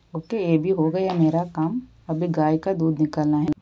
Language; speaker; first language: Hindi; non-native, local second language; Kannada